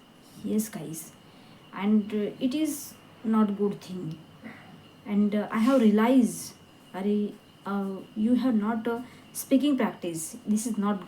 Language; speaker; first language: English; non-native, learner; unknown